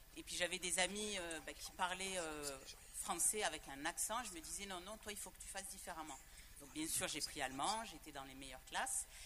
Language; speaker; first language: French; native; French